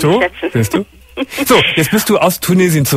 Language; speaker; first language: German; native; German